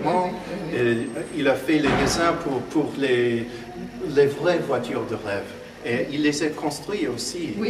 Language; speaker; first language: French; non-native, fluent; English